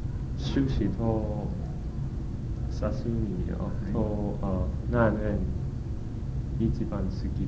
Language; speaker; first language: Japanese; non-native, learner; English